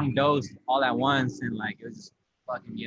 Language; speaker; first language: English; native; English